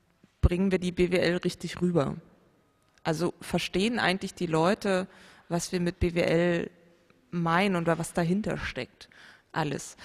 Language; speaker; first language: German; native; German